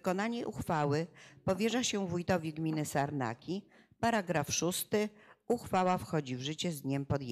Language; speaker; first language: Polish; native; Polish